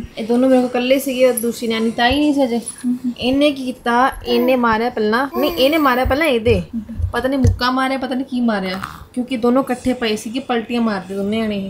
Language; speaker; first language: Hindi; native; Hindi